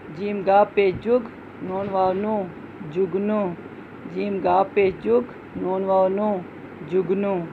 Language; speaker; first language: Urdu; non-native, local second language; Punjabi